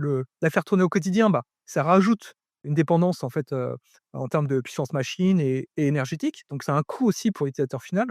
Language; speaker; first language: French; native; French